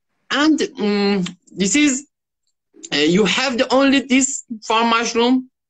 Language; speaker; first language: English; non-native, learner; Persian